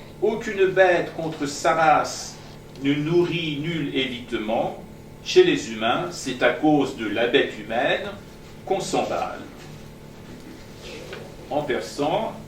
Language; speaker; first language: French; non-native, fluent; Persian